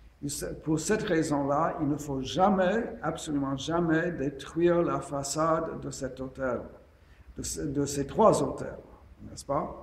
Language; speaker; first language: French; non-native, fluent; English